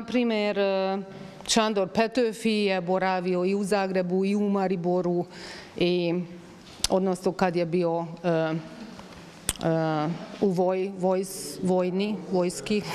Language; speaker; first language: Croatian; non-native, fluent; Hungarian